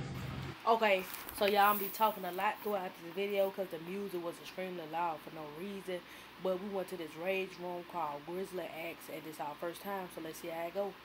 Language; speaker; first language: English; native; English